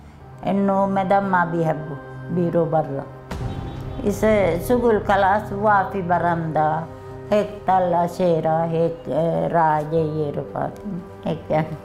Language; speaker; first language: Arabic; non-native, learner; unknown